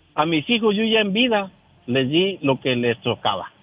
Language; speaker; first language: Spanish; native; Spanish